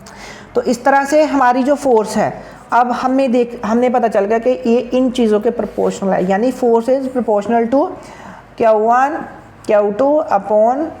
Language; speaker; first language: Hindi; non-native, local second language; Punjabi